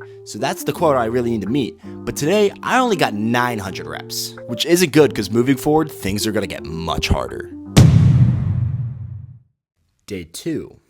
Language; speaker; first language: English; native; English